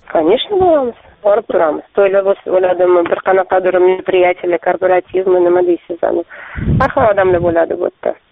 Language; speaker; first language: Uzbek; non-native, local second language; Russian